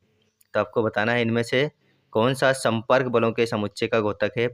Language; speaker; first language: Hindi; native; Hindi